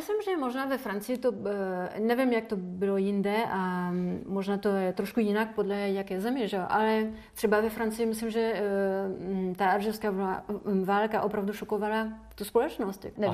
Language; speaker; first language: Czech; non-native, fluent; French